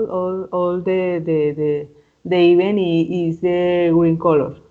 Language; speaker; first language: English; non-native, learner; Spanish